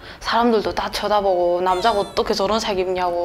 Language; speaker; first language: Korean; native; Korean